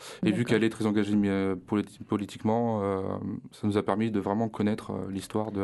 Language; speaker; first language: French; native; French